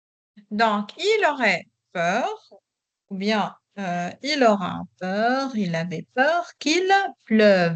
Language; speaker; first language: French; non-native, local second language; Arabic